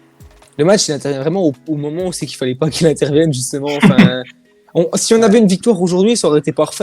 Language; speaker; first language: French; native; French